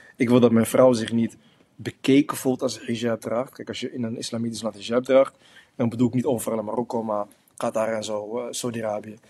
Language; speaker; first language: Dutch; early bilingual, other home language; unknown